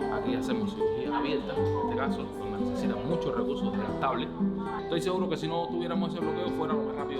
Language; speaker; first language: Spanish; native; Spanish